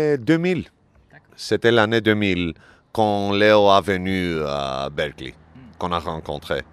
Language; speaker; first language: French; non-native, learner; Greek